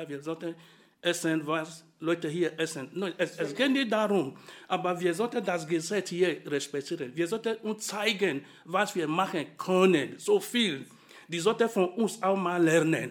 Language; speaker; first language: German; non-native, fluent; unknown